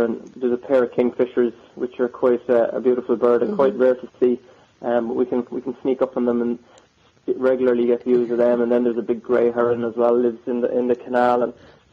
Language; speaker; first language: English; native; English